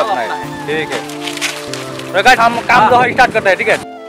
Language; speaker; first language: Hindi; non-native, local second language; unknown